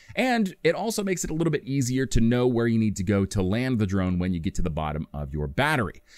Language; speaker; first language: English; native; English